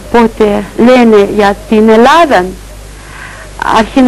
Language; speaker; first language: Greek; early bilingual, heritage; Greek